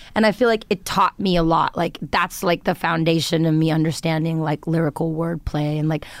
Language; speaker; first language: English; native; English